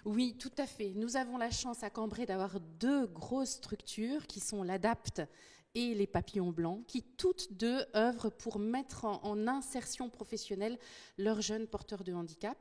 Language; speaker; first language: French; native; French